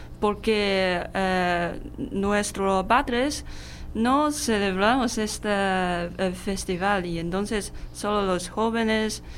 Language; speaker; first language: Spanish; non-native, learner; Chinese